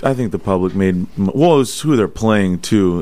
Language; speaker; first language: English; native; English